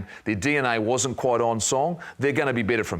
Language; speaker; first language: English; native; English